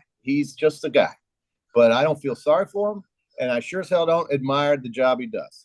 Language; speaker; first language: English; native; English